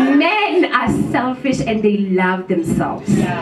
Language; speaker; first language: English; non-native, local second language; Southern Sotho